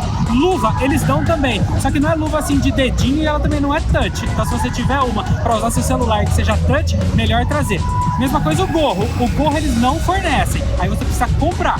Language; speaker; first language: Portuguese; native; Portuguese